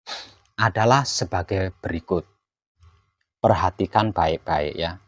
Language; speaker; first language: Indonesian; non-native, local second language; Javanese